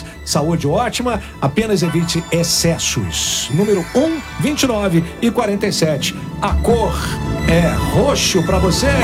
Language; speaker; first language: Portuguese; native; Portuguese